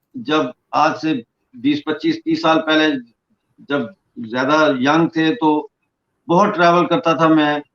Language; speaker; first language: Urdu; non-native, local second language; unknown